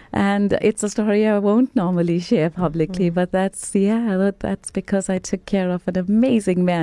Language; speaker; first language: English; native; English